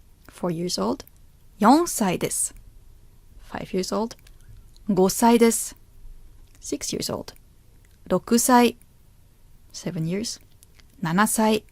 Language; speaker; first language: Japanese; non-native, fluent; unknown